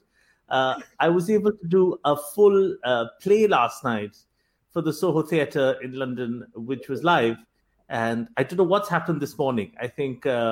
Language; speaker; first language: English; non-native, local second language; Bangla